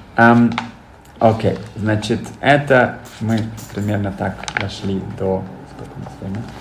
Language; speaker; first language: Russian; early bilingual, heritage; Russian